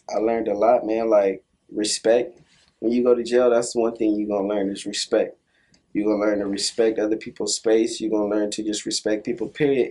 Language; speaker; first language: English; native; English